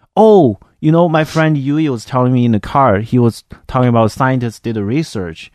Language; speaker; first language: English; non-native, fluent; Chinese